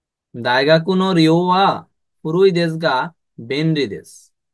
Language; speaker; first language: Japanese; non-native, fluent; Bangla